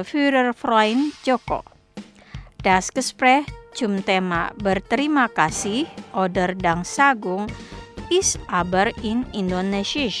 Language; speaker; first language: German; non-native, fluent; Indonesian